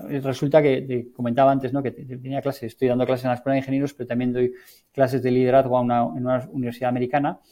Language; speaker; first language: Spanish; native; Spanish